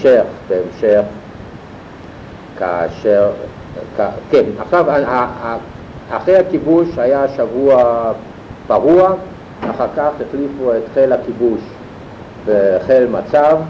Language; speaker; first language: Hebrew; non-native, fluent; German